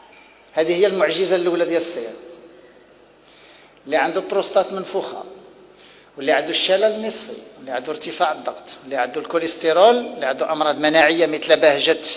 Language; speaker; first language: Arabic; native; Arabic